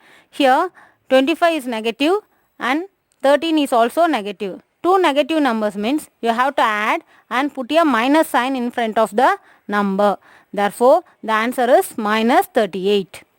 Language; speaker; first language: English; non-native, local second language; Tamil